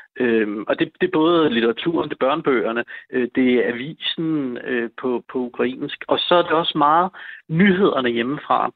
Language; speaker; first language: Danish; native; Danish